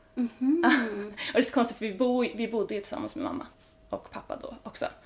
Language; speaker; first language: Swedish; early bilingual, other home language; Spanish